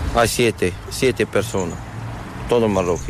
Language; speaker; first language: Spanish; non-native, learner; Arabic